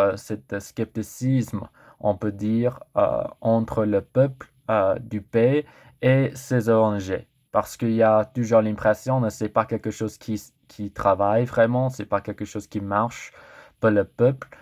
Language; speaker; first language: French; non-native, learner; English